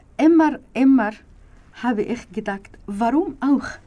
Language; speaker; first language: German; non-native, learner; Arabic